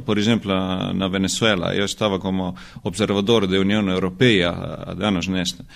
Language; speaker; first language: Portuguese; non-native, learner; Estonian